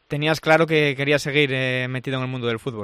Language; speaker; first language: Spanish; native; Spanish